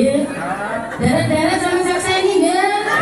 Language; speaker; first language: Indonesian; non-native, local second language; Javanese